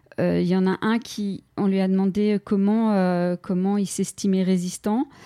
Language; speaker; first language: French; native; French